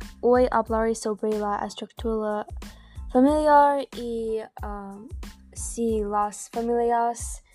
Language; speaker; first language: Spanish; non-native, learner; English